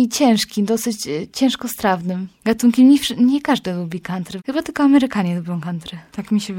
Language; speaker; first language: Polish; native; Polish